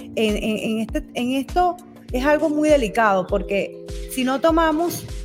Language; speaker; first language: Spanish; native; Spanish